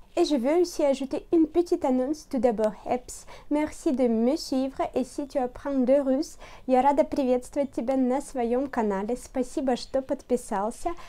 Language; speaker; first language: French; non-native, learner; Russian